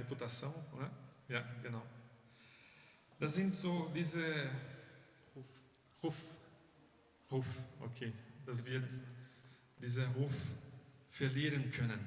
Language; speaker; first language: German; non-native, fluent; Portuguese